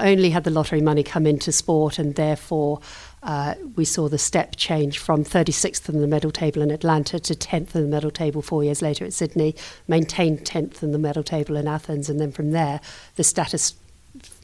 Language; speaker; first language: English; native; English